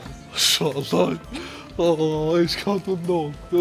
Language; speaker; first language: Albanian; native; Albanian